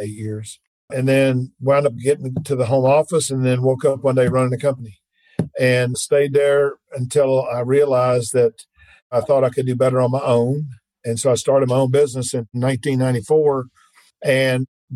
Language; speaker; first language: English; native; English